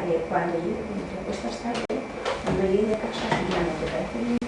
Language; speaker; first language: Spanish; native; Spanish